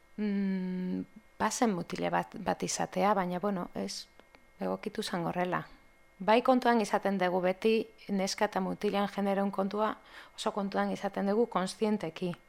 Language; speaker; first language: Basque; non-native, local second language; Spanish